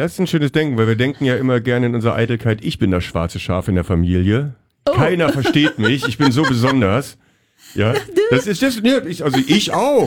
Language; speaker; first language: German; native; German